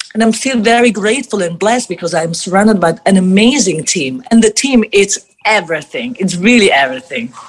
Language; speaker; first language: English; non-native, fluent; Italian